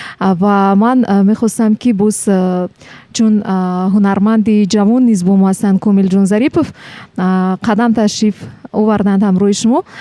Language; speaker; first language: Tajik; native; Tajik